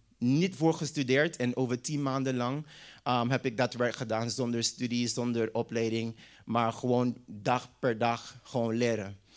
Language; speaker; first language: Dutch; non-native, local second language; English